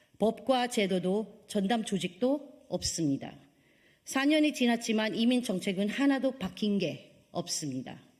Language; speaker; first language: Korean; non-native, fluent; Filipino